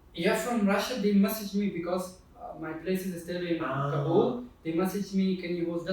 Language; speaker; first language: English; non-native, fluent; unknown